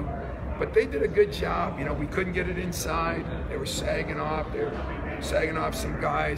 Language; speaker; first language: English; native; English